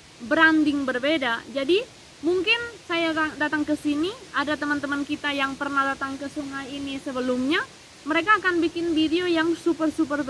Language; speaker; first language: Indonesian; non-native, fluent; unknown